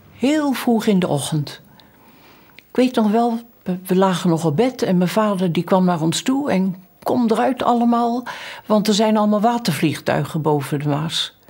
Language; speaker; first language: Dutch; native; Dutch